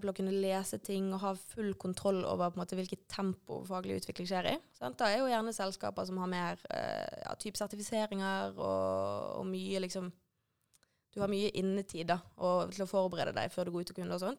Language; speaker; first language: Norwegian; native; Norwegian